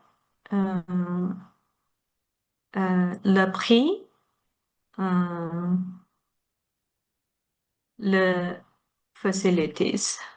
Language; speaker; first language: French; non-native, learner; Chinese